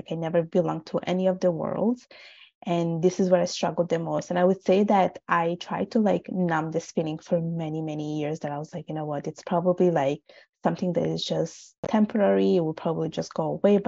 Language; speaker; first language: English; non-native, fluent; Italian